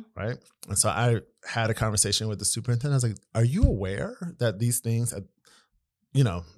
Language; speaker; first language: English; native; English